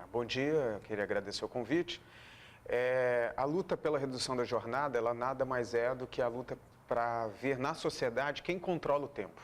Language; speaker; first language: Portuguese; native; Portuguese